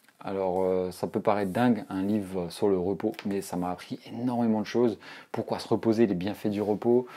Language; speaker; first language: French; native; French